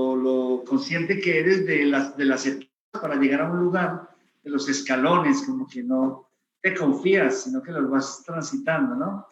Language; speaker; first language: Spanish; native; Spanish